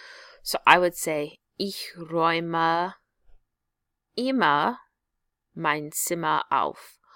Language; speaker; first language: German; non-native, fluent; English